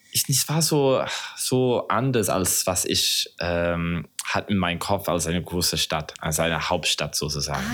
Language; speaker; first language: German; non-native, learner; English